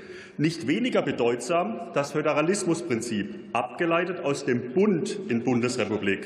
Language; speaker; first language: German; native; German